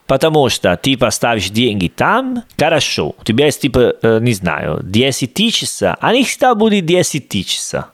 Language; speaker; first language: Russian; non-native, learner; Italian